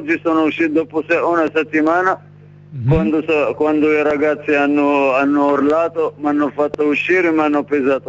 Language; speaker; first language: Italian; non-native, learner; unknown